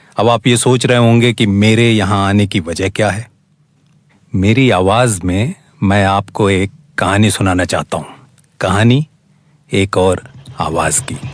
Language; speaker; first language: Hindi; native; Hindi